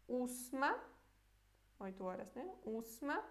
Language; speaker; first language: Portuguese; non-native, fluent; Polish